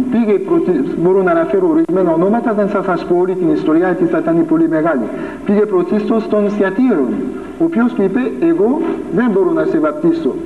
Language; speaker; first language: Greek; non-native, fluent; French